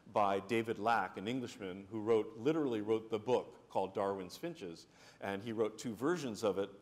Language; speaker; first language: English; native; English